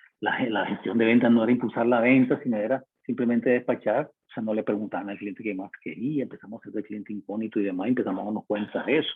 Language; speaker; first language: Spanish; native; Spanish